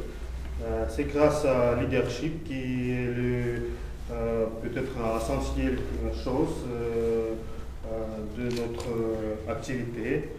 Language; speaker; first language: French; non-native, fluent; Russian